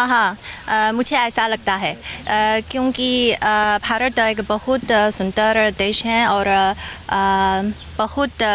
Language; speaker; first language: Hindi; non-native, fluent; Chinese